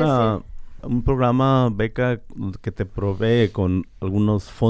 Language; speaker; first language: Spanish; native; Spanish